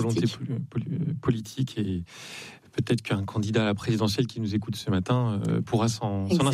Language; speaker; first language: French; native; French